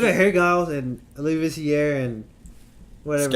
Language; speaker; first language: English; native; English